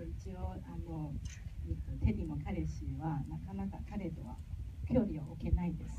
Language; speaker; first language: Japanese; non-native, learner; Chinese